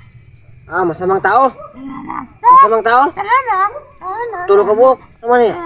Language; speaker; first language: Filipino; non-native, local second language; Cebuano